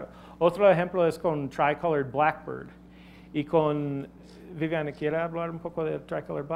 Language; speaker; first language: Spanish; non-native, fluent; English